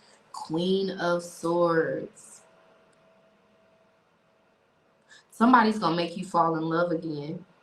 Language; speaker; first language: English; native; English